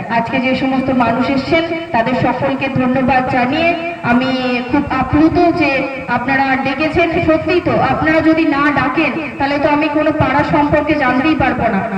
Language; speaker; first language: Bangla; non-native, local second language; Santali